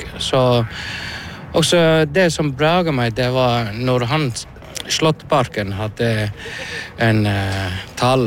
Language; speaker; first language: Norwegian; non-native, learner; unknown